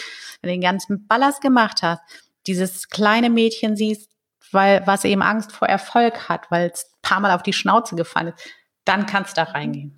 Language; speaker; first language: German; native; German